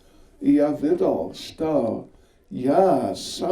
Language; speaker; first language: Russian; non-native, learner; English